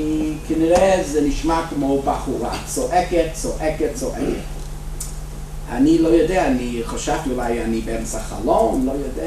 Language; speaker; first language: Hebrew; non-native, fluent; English